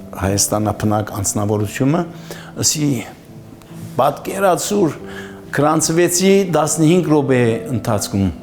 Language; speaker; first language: Armenian; early bilingual, heritage; Armenian